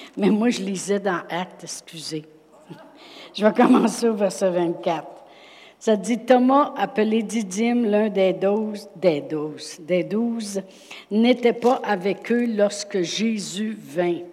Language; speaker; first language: French; native; French